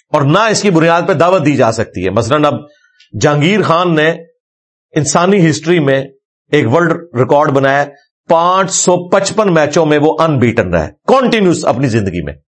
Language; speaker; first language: Urdu; non-native, local second language; Punjabi